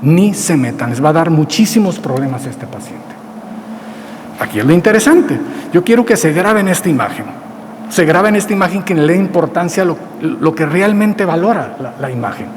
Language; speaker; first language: Spanish; native; Spanish